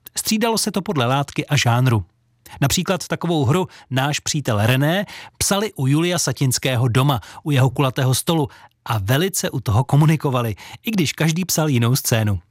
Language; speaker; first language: Czech; native; Czech